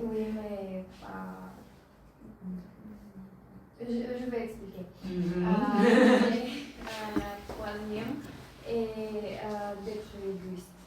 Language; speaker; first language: French; non-native, learner; Bulgarian